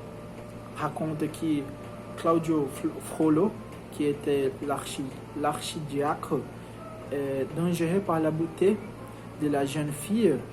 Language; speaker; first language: French; non-native, learner; Portuguese